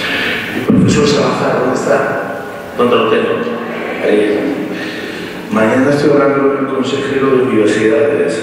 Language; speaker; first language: Spanish; native; Spanish